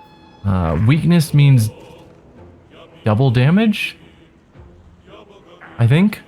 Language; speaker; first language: English; native; English